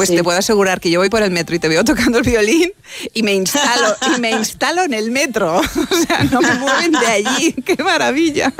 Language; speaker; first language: Spanish; native; Spanish